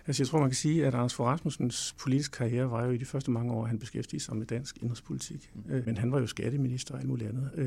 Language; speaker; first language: Danish; native; Danish